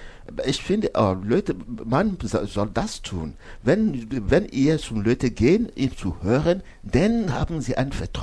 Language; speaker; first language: German; non-native, learner; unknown